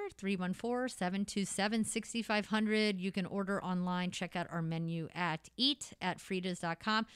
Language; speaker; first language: English; native; English